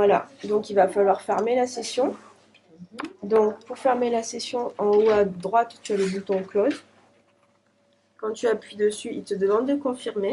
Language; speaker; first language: French; native; French